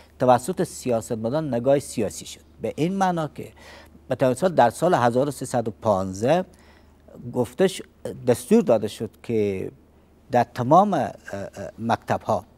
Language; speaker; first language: Persian; native; Persian